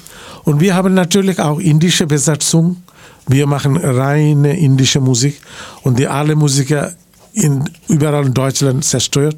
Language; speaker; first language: German; non-native, learner; Bangla